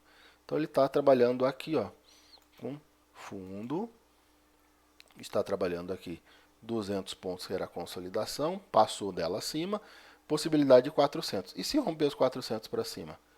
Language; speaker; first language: Portuguese; native; Portuguese